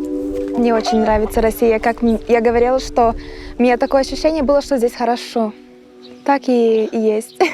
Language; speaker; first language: Russian; non-native, fluent; Portuguese